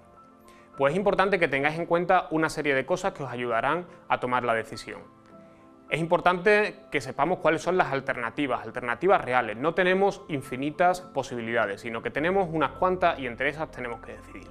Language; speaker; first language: Spanish; native; Spanish